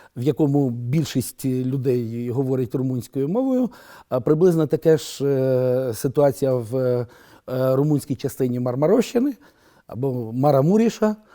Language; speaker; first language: Ukrainian; non-native, local second language; Romanian